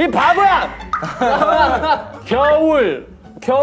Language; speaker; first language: Korean; native; Korean